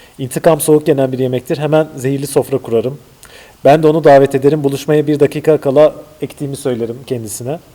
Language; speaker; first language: Turkish; native; Turkish